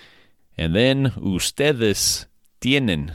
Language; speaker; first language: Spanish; non-native, fluent; English